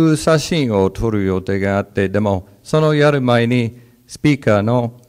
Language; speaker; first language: Japanese; non-native, fluent; English